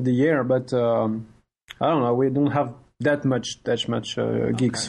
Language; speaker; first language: English; non-native, fluent; French